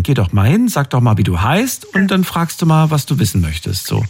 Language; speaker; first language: German; native; German